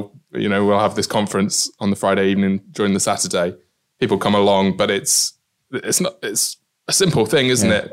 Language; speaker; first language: English; native; English